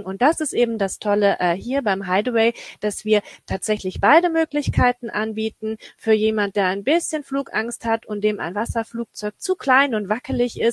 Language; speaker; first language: German; native; German